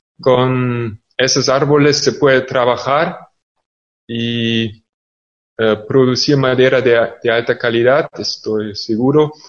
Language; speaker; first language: Spanish; non-native, fluent; German